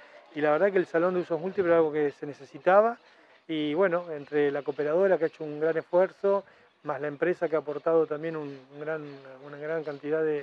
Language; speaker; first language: Spanish; native; Spanish